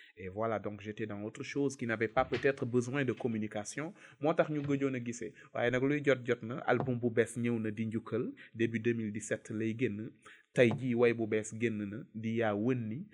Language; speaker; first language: Wolof; native; Wolof